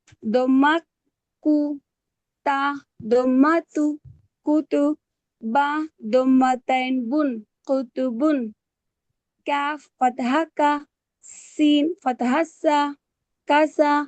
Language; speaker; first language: Arabic; non-native, learner; Telugu